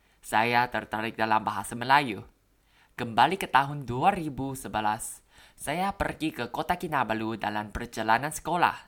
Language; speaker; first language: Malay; non-native, learner; Thai